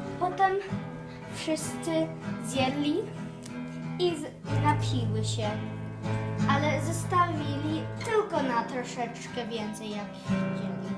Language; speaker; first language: Polish; early bilingual, heritage; Polish